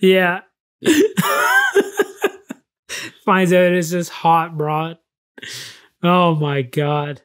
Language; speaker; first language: English; native; English